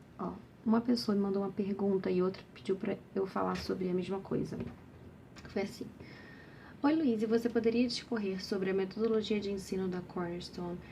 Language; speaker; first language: Portuguese; native; Portuguese